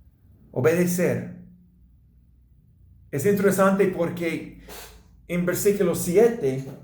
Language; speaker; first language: Spanish; non-native, learner; English